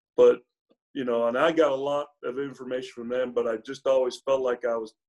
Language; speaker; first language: English; native; English